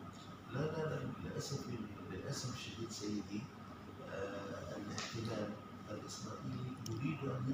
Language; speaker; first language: Arabic; native; Arabic